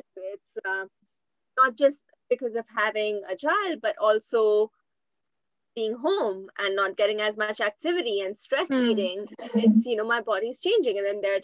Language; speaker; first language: English; non-native, local second language; Hindi